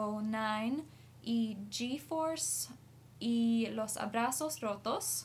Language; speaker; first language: Spanish; non-native, learner; English